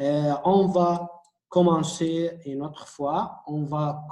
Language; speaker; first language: French; non-native, fluent; Arabic